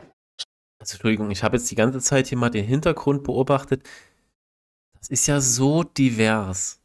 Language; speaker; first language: German; native; German